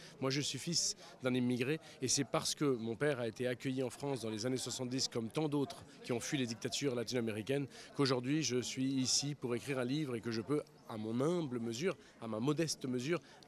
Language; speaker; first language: French; early bilingual, heritage; Spanish